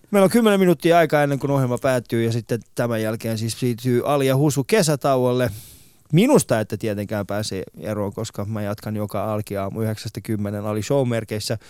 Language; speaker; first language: Finnish; non-native, fluent; Persian